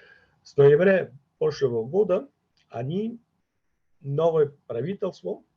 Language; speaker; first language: Russian; non-native, fluent; Catalan